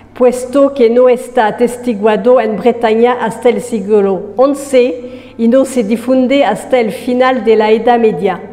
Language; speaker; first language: Spanish; non-native, fluent; French